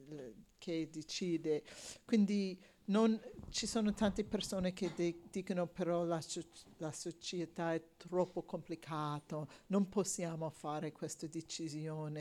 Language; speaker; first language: Italian; non-native, learner; English